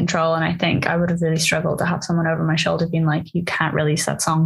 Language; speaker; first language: English; native; English